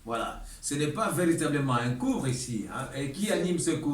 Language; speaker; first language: French; native; French